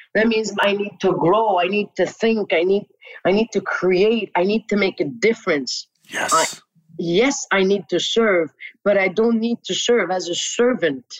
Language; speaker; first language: English; non-native, local second language; French